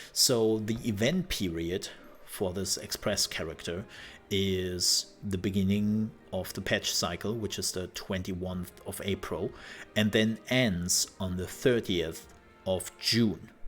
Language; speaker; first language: English; non-native, fluent; German